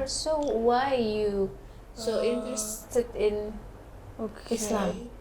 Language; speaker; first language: English; non-native, learner; Indonesian